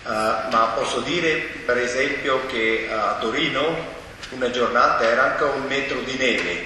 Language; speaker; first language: Italian; non-native, local second language; German